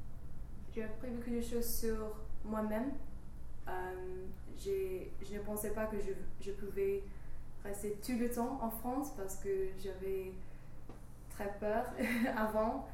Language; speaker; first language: French; non-native, learner; English